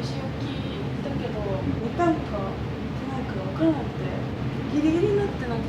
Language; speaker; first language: Japanese; native; Japanese